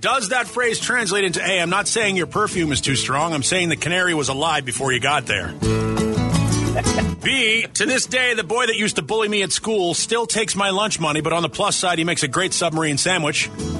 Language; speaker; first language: English; native; English